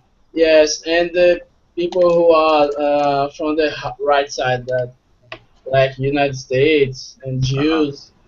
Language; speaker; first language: English; non-native, fluent; Portuguese